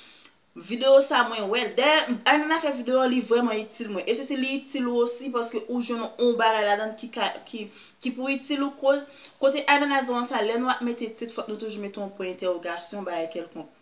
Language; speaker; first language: French; non-native, local second language; Haitian Creole